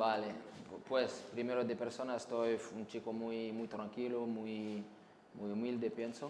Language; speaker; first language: Spanish; non-native, learner; French